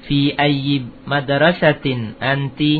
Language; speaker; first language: Arabic; non-native, fluent; Indonesian